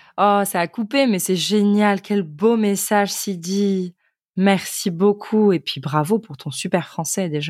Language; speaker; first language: French; native; French